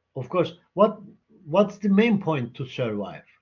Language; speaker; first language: English; non-native, fluent; Turkish